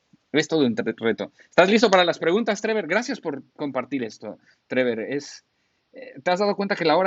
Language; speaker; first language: Spanish; native; Spanish